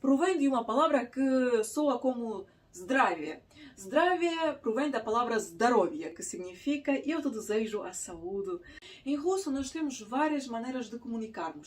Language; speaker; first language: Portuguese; non-native, fluent; Russian